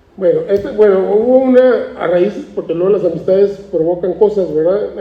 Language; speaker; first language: Spanish; native; Spanish